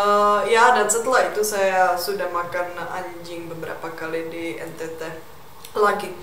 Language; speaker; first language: Indonesian; non-native, fluent; Czech